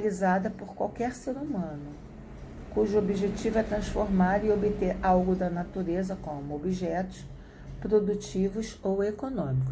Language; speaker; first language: Portuguese; native; Portuguese